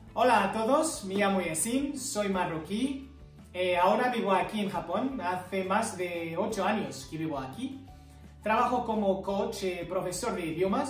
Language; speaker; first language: Spanish; non-native, fluent; Arabic